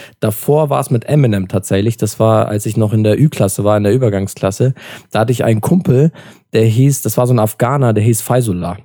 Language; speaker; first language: German; early bilingual, other home language; Turkish